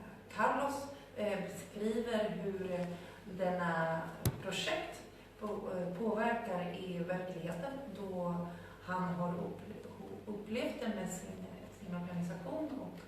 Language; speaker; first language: Swedish; non-native, fluent; Spanish